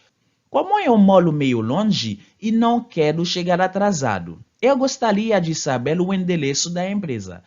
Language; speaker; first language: Portuguese; non-native, fluent; Haitian Creole